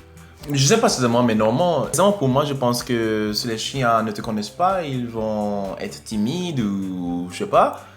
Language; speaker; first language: French; non-native, fluent; English